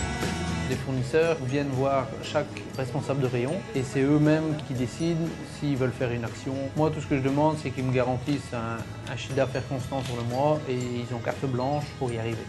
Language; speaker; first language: French; native; French